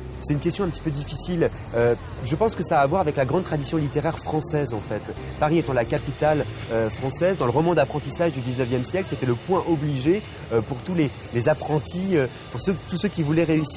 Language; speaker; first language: French; native; French